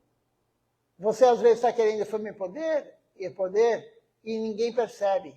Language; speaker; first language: Portuguese; native; Portuguese